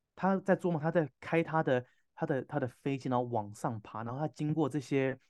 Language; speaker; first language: Chinese; non-native, fluent; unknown